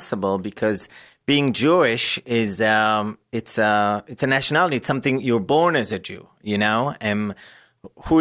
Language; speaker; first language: English; non-native, fluent; Hebrew